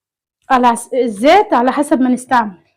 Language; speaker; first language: Arabic; native; Arabic